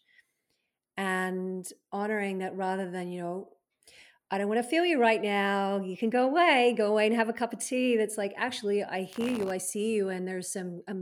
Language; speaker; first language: English; native; English